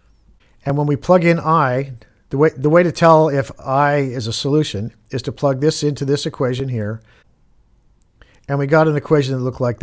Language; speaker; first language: English; native; English